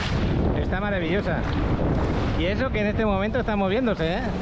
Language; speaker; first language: Spanish; native; Spanish